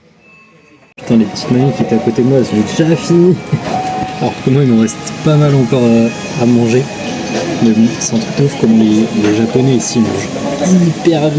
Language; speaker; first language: French; native; French